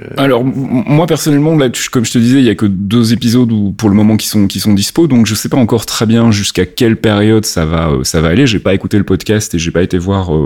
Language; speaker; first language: French; native; French